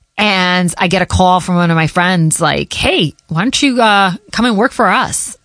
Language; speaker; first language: English; early bilingual, other home language; Portuguese